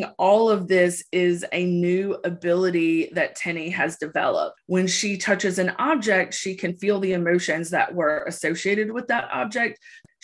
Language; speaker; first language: English; native; English